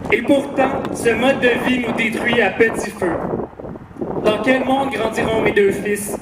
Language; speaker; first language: French; native; French